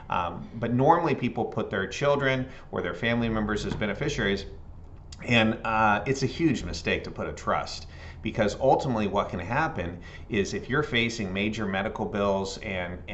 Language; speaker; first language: English; native; English